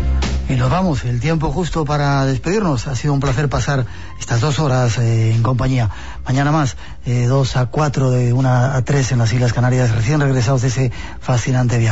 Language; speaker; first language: Spanish; native; Spanish